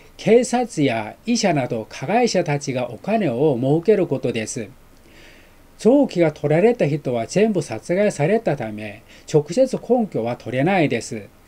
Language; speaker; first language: Japanese; non-native, fluent; Chinese